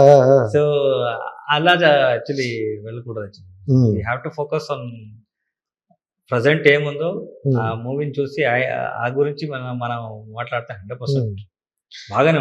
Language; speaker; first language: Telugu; non-native, learner; Kannada